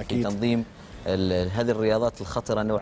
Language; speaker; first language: Arabic; native; Arabic